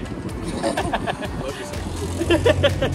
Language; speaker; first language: English; non-native, learner; Indonesian